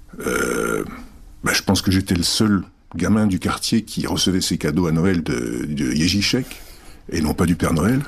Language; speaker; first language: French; early bilingual, other home language; Czech